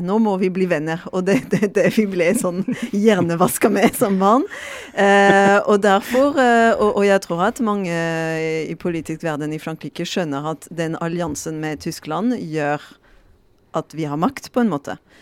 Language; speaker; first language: Norwegian; non-native, fluent; French